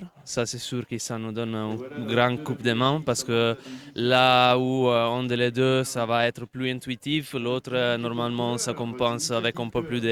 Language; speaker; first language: French; non-native, fluent; Italian